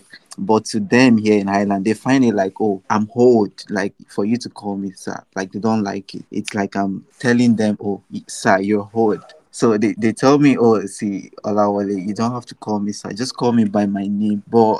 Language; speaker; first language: English; non-native, local second language; Yoruba